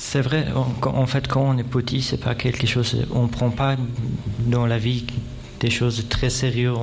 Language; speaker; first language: French; non-native, fluent; Persian